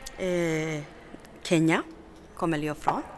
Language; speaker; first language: Swedish; non-native, learner; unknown